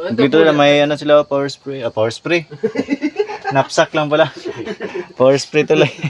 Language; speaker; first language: Filipino; non-native, local second language; Cebuano